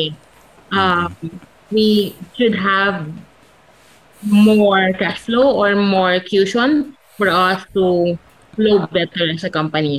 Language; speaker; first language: English; non-native, local second language; Filipino